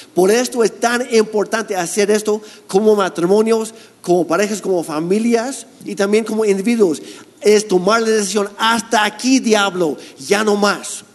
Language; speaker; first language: Spanish; non-native, fluent; English